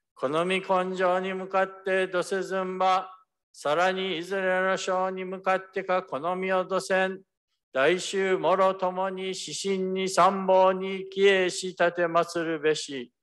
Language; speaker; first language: Japanese; early bilingual, other home language; English